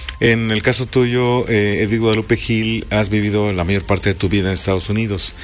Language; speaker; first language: Spanish; native; Spanish